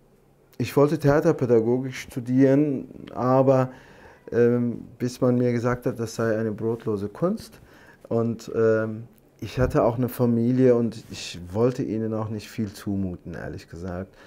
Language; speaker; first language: German; non-native, fluent; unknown